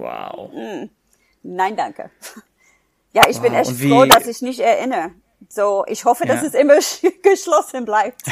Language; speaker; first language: German; non-native, fluent; English